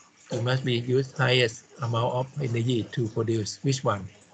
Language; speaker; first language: English; non-native, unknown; Thai